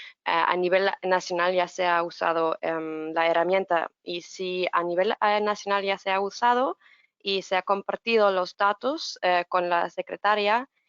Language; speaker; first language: Spanish; non-native, fluent; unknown